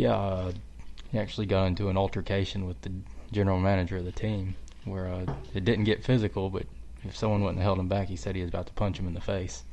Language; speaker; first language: English; native; English